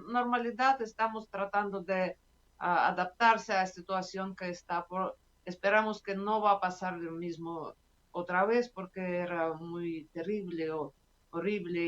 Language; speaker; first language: Spanish; non-native, fluent; Russian